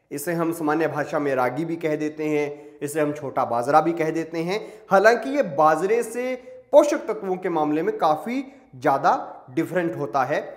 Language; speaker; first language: Hindi; native; Hindi